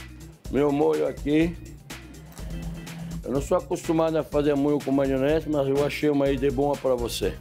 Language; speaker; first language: Portuguese; non-native, fluent; French